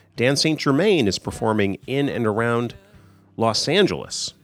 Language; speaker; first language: English; native; English